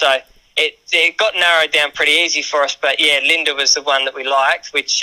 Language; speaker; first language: English; native; English